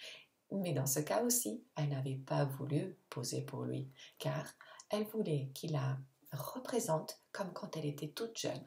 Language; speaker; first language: French; non-native, fluent; Italian